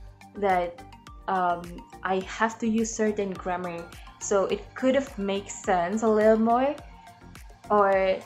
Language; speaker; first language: English; non-native, learner; Indonesian